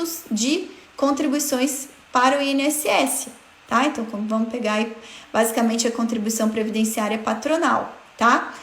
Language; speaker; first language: Portuguese; native; Portuguese